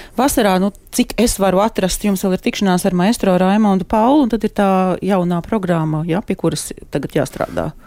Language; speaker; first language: Latvian; native; Latvian